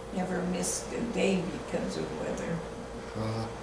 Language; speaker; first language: English; native; English